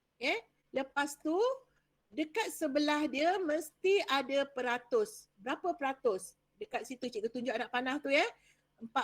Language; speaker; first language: Malay; native; Malay